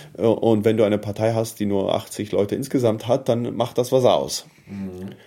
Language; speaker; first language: German; early bilingual, heritage; German